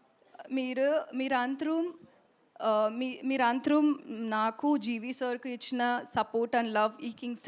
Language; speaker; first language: Telugu; non-native, learner; Tamil